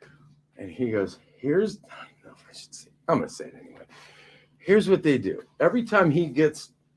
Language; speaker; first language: English; native; English